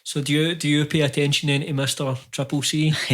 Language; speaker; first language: English; native; English